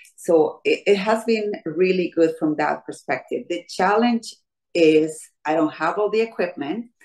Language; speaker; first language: English; non-native, fluent; Spanish